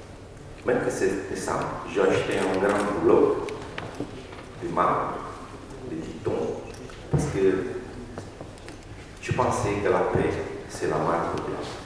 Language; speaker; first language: French; non-native, learner; Romanian